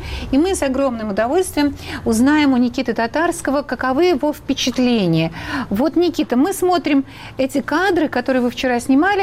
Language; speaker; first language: Russian; native; Russian